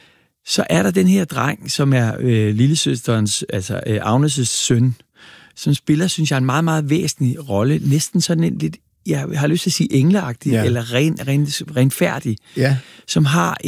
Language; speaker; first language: Danish; native; Danish